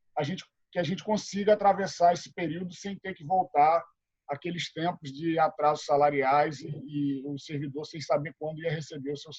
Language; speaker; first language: Portuguese; native; Portuguese